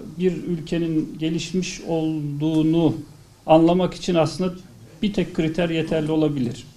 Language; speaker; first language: Turkish; native; Turkish